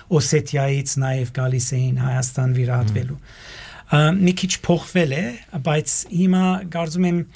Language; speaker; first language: Armenian; early bilingual, heritage; Armenian